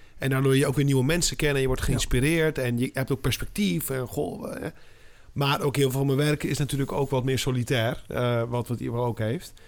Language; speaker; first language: Dutch; native; Dutch